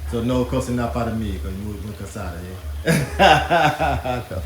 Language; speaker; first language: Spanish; non-native, learner; English